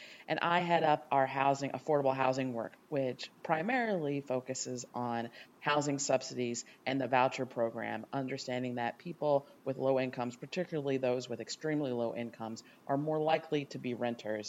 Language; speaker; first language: English; native; English